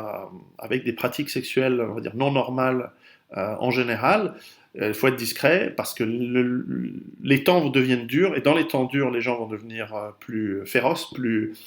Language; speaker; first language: French; native; French